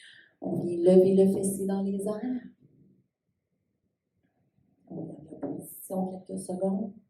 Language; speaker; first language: French; native; French